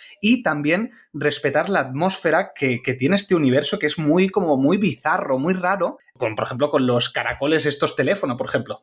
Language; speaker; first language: Spanish; native; Spanish